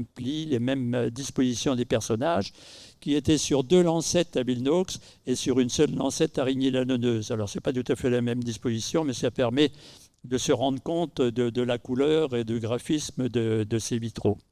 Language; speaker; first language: French; native; French